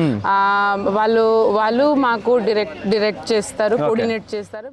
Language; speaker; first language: Telugu; non-native, local second language; Odia